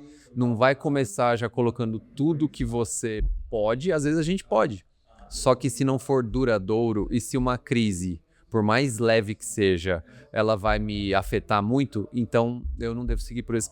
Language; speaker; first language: Portuguese; native; Portuguese